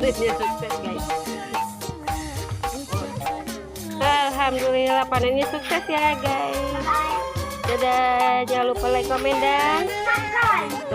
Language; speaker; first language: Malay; non-native, local second language; Sundanese